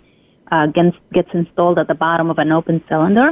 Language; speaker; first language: English; non-native, fluent; Spanish